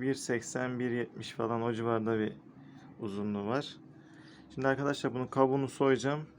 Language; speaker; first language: Turkish; native; Turkish